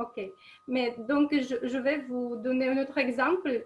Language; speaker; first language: French; non-native, fluent; Russian